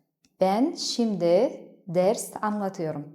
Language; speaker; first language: Turkish; non-native, fluent; Kazakh